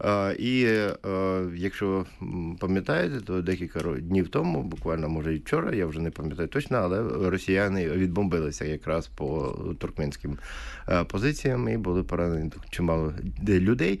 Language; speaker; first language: Ukrainian; native; Ukrainian